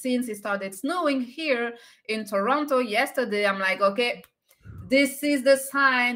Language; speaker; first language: English; non-native, fluent; French